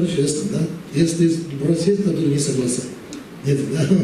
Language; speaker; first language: Russian; non-native, learner; Tibetan